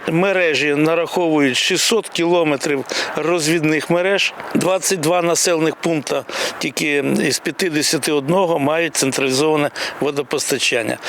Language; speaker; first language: Ukrainian; native; Ukrainian